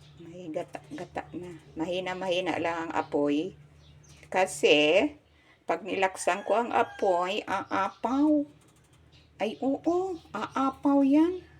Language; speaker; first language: Filipino; non-native, local second language; Bikol